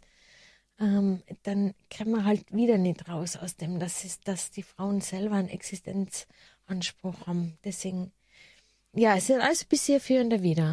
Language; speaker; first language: German; native; German